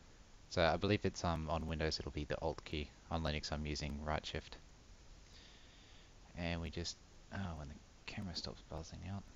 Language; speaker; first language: English; native; English